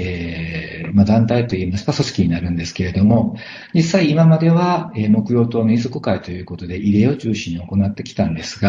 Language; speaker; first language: Japanese; native; Japanese